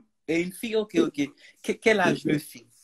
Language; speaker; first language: French; non-native, learner; Haitian Creole